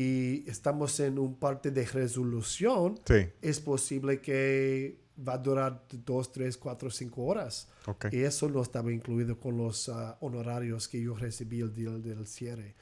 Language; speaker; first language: Spanish; early bilingual, heritage; English